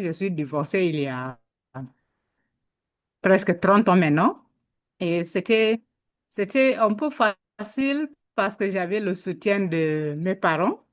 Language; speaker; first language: French; non-native, learner; English